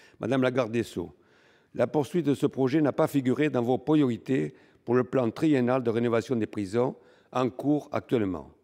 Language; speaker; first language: French; native; French